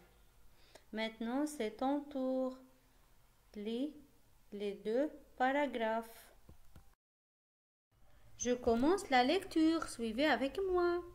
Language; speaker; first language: French; non-native, local second language; Arabic